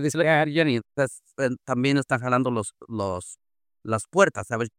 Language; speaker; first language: Spanish; native; Spanish